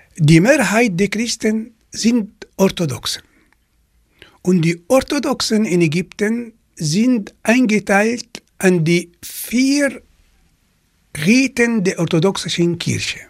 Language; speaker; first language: German; non-native, fluent; Arabic